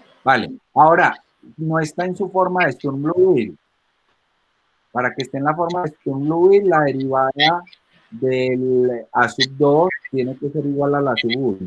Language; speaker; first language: Spanish; native; Spanish